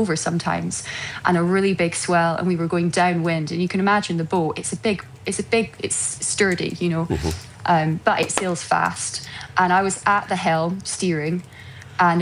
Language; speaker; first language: English; native; English